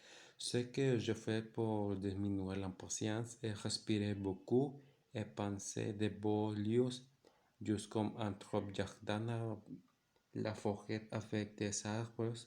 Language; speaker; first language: French; non-native, learner; Spanish